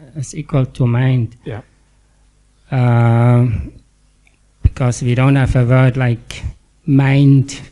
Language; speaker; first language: English; non-native, fluent; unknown